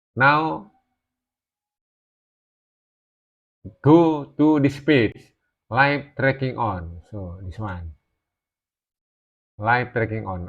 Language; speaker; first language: English; non-native, learner; Indonesian